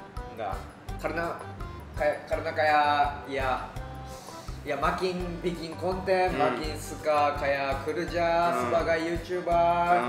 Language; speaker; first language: Indonesian; non-native, fluent; Japanese